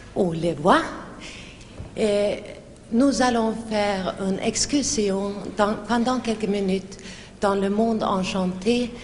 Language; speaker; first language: French; non-native, fluent; Swedish